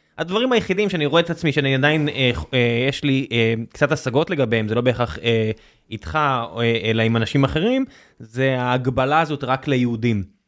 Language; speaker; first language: Hebrew; native; Hebrew